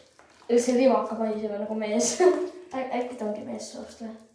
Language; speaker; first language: Estonian; early bilingual, heritage; Estonian